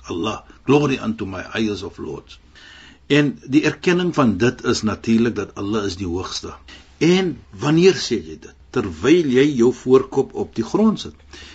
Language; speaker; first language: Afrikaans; non-native, fluent; Arabic